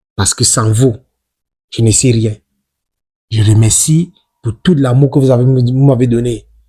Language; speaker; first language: French; non-native, local second language; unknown